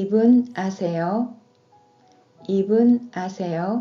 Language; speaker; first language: Korean; non-native, fluent; Japanese